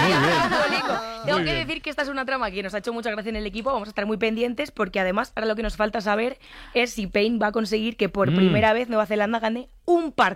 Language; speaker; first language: Spanish; native; Spanish